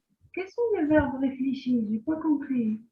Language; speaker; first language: French; non-native, learner; Arabic